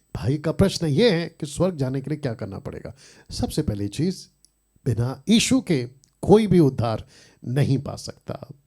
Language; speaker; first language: Hindi; native; Hindi